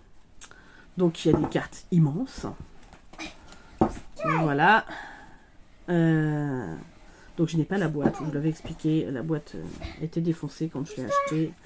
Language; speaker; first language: French; native; French